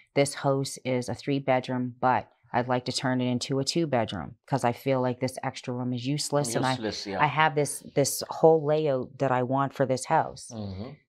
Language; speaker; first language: English; native; English